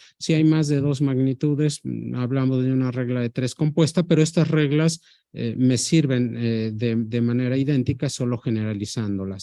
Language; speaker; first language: Spanish; native; Spanish